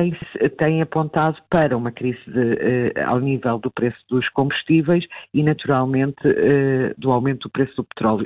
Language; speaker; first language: Portuguese; native; Portuguese